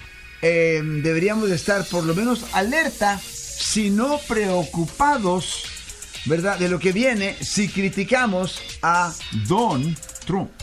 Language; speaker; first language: Spanish; native; Spanish